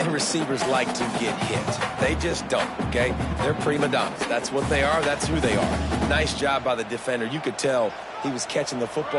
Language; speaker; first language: English; native; English